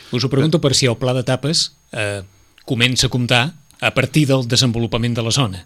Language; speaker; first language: Catalan; native; Catalan